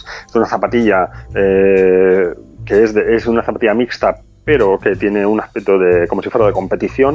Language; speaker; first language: Spanish; native; Spanish